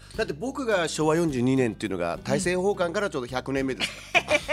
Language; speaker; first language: Japanese; native; Japanese